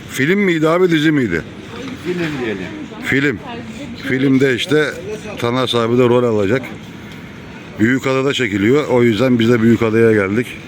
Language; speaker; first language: Turkish; native; Turkish